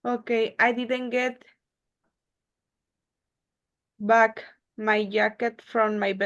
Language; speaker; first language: English; non-native, learner; Spanish